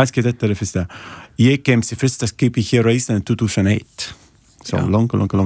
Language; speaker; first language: Icelandic; non-native, learner; Italian